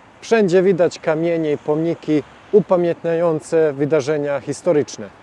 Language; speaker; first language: Polish; non-native, fluent; Serbian